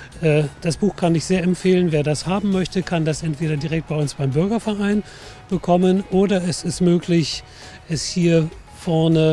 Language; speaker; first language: German; native; German